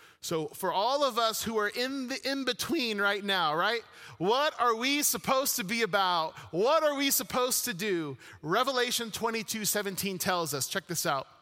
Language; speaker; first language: English; early bilingual, other home language; Arabic